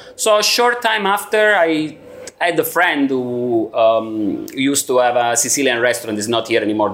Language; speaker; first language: English; non-native, learner; Italian